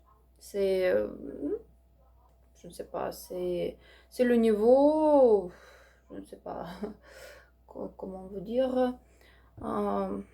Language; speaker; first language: French; non-native, learner; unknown